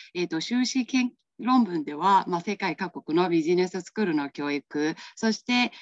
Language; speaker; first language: Japanese; non-native, fluent; Burmese